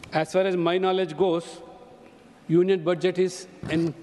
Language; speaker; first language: Hindi; non-native, local second language; Telugu